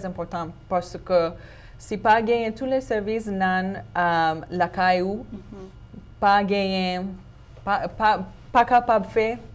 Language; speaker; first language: Haitian Creole; non-native, learner; English